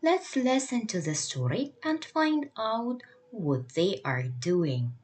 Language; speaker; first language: English; non-native, fluent; Ukrainian